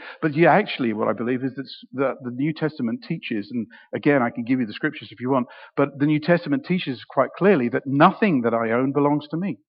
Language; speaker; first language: English; native; English